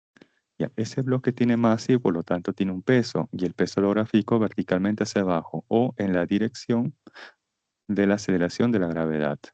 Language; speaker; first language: Spanish; native; Spanish